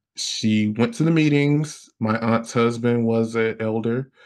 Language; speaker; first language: English; native; English